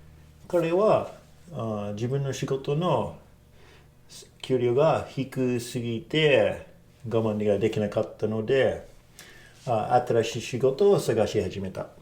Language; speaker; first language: Japanese; non-native, fluent; English